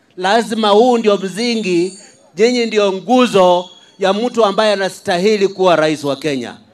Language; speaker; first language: Swahili; non-native, local second language; Luyia